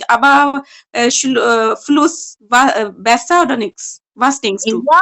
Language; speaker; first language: German; non-native, learner; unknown